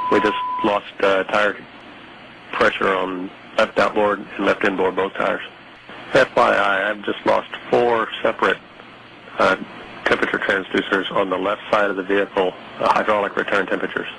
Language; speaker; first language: English; native; English